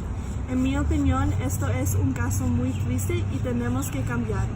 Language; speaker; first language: Spanish; non-native, learner; English